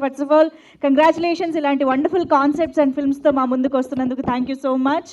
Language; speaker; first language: Telugu; native; Telugu